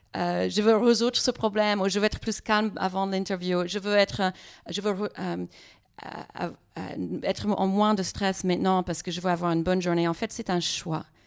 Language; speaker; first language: French; non-native, fluent; English